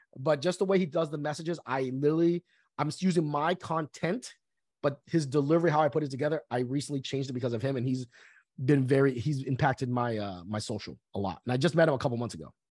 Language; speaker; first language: English; early bilingual, other home language; Vietnamese